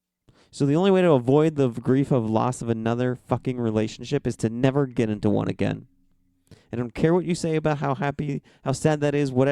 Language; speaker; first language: English; native; English